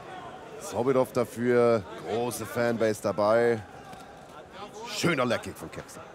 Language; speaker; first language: German; native; German